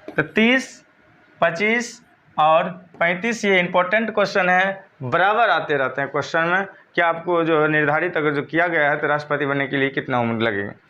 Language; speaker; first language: Hindi; native; Hindi